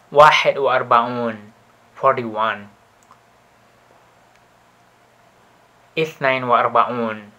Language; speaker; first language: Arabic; non-native, learner; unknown